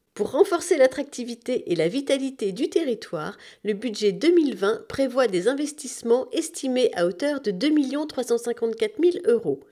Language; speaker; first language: French; native; French